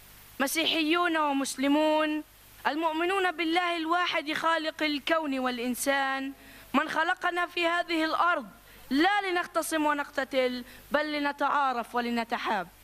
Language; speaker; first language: Arabic; native; Arabic